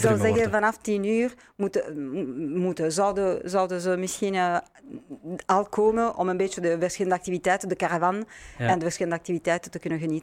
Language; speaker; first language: Dutch; non-native, learner; French